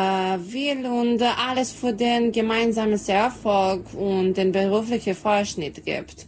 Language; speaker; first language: German; non-native, learner; Serbian